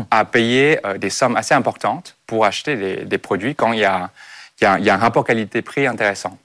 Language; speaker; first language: French; non-native, fluent; Chinese